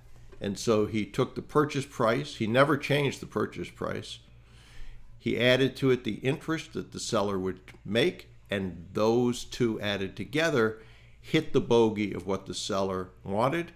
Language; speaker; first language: English; native; English